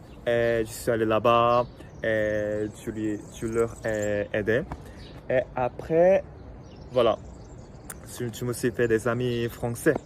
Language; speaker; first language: French; non-native, fluent; Korean